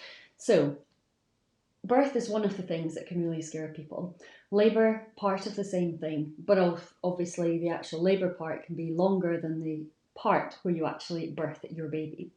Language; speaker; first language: English; native; English